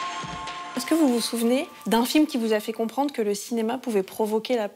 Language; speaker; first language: French; native; French